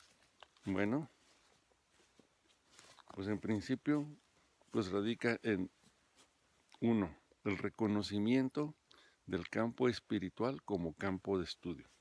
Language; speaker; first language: Spanish; native; Spanish